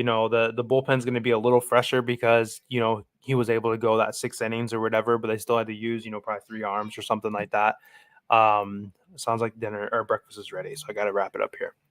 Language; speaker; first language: English; native; English